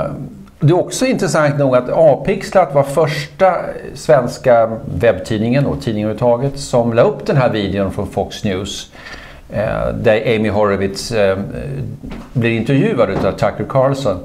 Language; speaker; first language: Swedish; native; Swedish